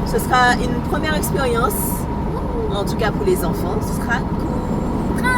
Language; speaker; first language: French; native; French